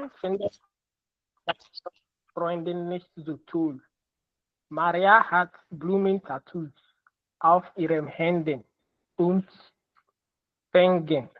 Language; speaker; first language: German; non-native, learner; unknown